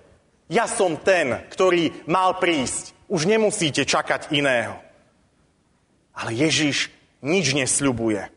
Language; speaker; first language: Slovak; native; Slovak